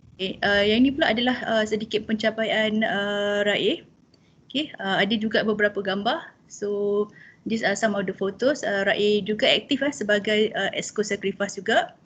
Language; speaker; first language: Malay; native; Malay